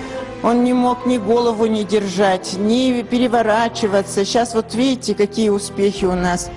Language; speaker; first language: Russian; native; Russian